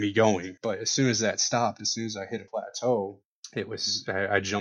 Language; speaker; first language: English; native; English